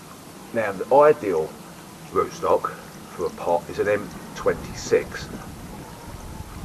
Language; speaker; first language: English; native; English